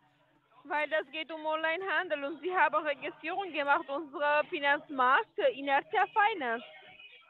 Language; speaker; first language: German; non-native, learner; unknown